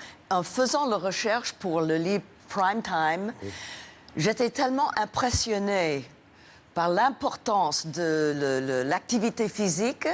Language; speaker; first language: French; non-native, fluent; English